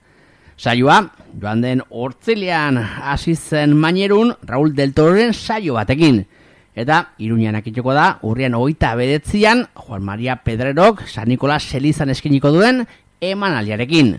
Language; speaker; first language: Basque; native; Basque